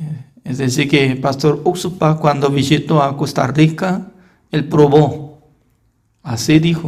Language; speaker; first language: Spanish; non-native, fluent; Korean